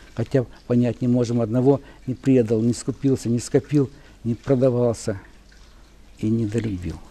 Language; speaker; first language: Russian; non-native, local second language; Ukrainian